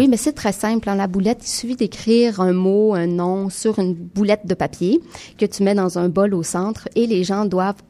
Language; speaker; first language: French; native; French